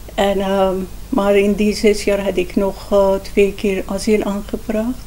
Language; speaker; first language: Dutch; non-native, learner; Persian